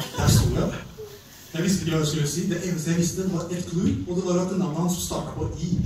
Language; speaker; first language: Norwegian; early bilingual, other home language; Albanian